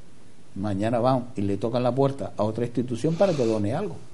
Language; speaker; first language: Spanish; native; Spanish